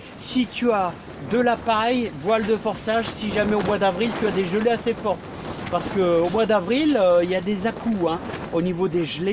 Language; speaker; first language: French; native; French